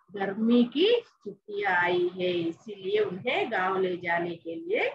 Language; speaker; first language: Hindi; non-native, local second language; Telugu